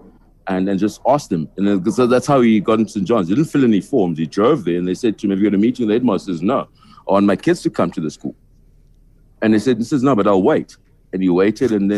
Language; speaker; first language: English; non-native, local second language; Zulu